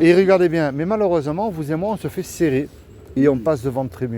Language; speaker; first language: French; native; French